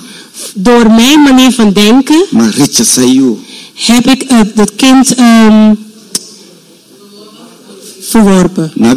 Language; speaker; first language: Dutch; non-native, local second language; Papiamento